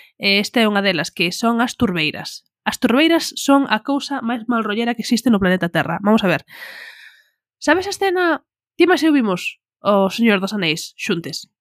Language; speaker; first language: Galician; non-native, local second language; Spanish